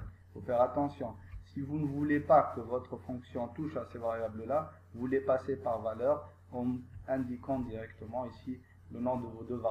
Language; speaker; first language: French; non-native, local second language; Arabic